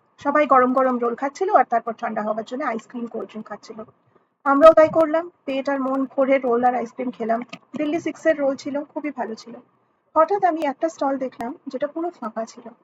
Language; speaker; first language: Bangla; early bilingual, heritage; Bangla